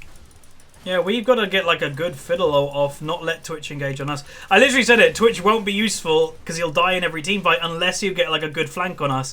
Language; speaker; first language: English; native; English